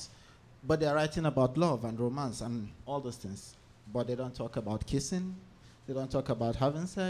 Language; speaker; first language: English; non-native, local second language; Hausa